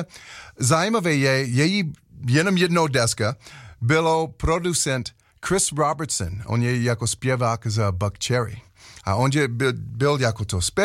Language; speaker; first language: Czech; non-native, learner; English